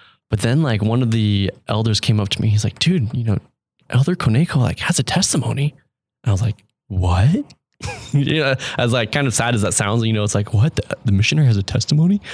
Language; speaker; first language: English; native; English